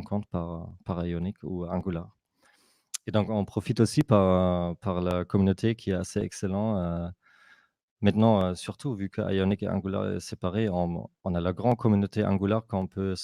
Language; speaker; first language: French; non-native, fluent; German